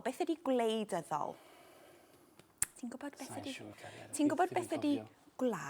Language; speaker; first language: Welsh; native; Welsh